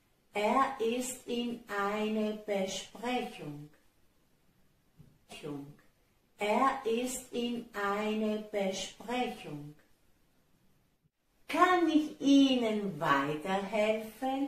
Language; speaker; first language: German; non-native, fluent; Italian